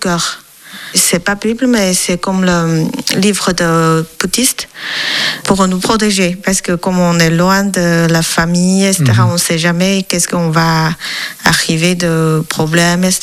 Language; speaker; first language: French; non-native, learner; Chinese